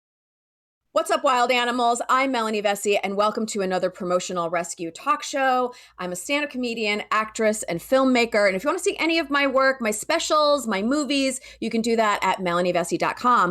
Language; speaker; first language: English; native; English